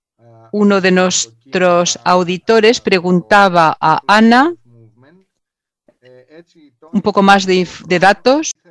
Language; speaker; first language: Spanish; non-native, fluent; Greek